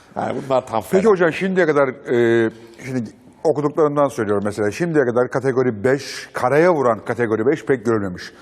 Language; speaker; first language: Turkish; native; Turkish